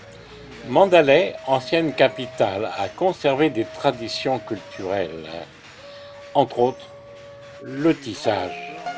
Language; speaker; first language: French; native; French